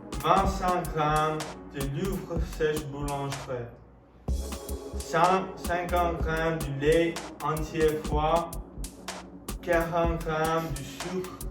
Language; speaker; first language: French; non-native, learner; English